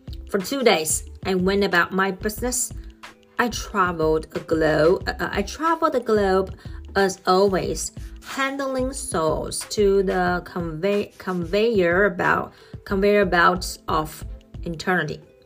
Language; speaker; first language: English; non-native, fluent; Chinese